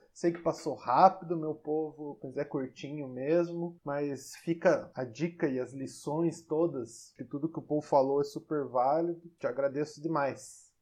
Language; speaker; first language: Portuguese; native; Portuguese